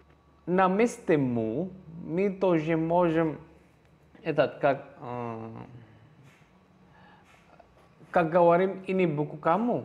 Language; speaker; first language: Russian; non-native, learner; Javanese